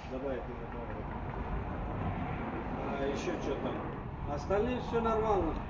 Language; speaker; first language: Russian; non-native, local second language; Uzbek